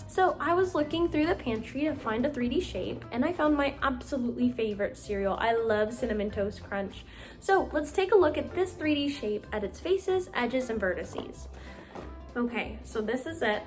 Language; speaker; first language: English; native; English